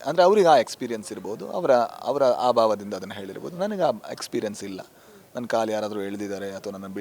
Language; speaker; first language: Kannada; non-native, local second language; Tulu